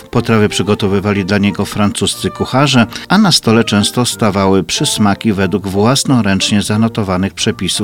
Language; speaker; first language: Polish; native; Polish